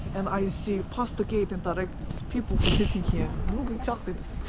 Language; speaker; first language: English; non-native, learner; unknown